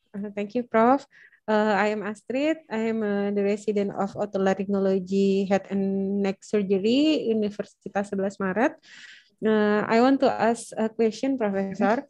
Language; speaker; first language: English; non-native, learner; Indonesian